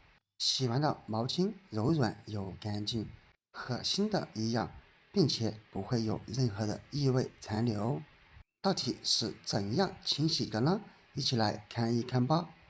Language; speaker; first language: Chinese; native; Chinese